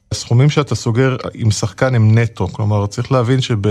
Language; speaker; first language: Hebrew; native; Hebrew